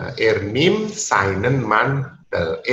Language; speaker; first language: German; non-native, learner; Indonesian